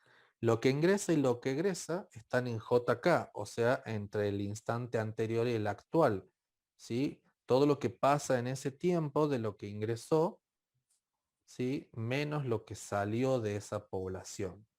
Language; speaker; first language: Spanish; native; Spanish